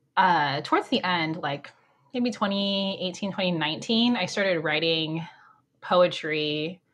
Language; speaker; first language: English; native; English